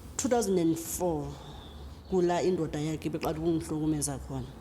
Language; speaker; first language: Zulu; non-native, local second language; Xhosa